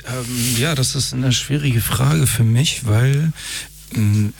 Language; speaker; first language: German; early bilingual, other home language; Persian